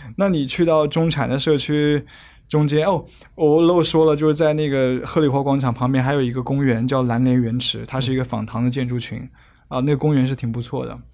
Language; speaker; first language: Chinese; native; Chinese